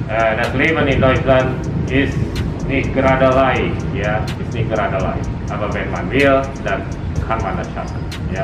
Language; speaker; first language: German; non-native, fluent; Indonesian